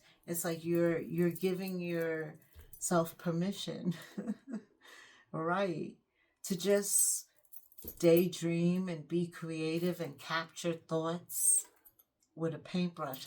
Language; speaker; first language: English; native; English